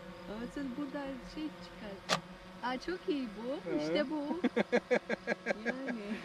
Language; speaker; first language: Turkish; non-native, learner; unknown